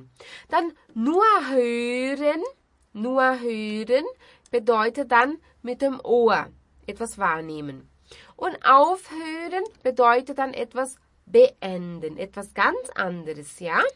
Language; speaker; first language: German; non-native, fluent; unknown